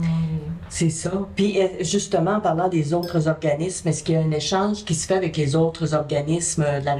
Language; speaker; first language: French; native; French